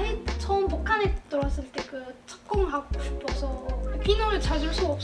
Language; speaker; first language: Korean; non-native, learner; Arabic